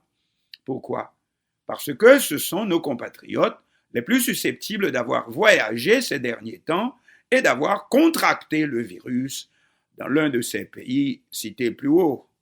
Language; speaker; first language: French; non-native, local second language; Haitian Creole